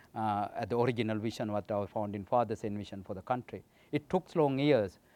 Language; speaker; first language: English; non-native, local second language; Sinhala